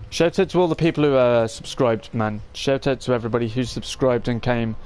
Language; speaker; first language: English; native; English